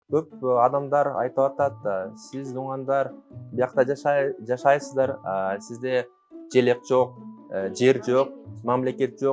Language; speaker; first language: Kyrgyz; non-native, local second language; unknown